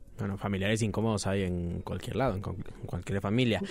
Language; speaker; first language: Spanish; native; Spanish